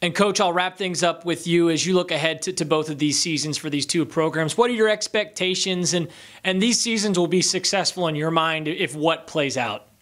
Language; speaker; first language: English; native; English